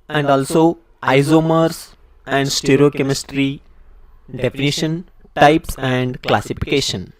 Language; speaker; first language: English; non-native, local second language; Kannada